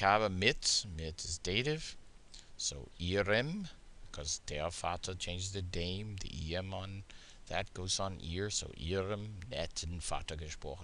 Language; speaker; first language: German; non-native, fluent; English